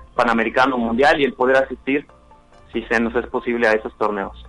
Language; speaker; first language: Spanish; native; Spanish